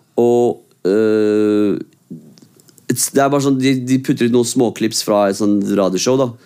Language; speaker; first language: Norwegian; early bilingual, other home language; Kurdish